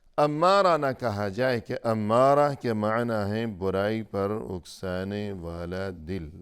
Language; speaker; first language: Urdu; native; Urdu